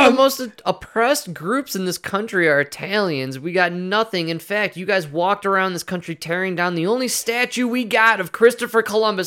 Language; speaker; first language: English; native; English